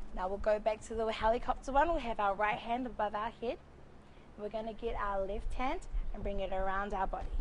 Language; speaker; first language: English; native; English